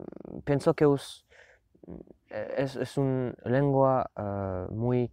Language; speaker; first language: Spanish; non-native, learner; French